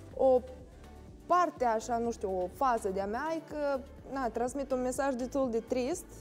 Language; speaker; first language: Romanian; native; Romanian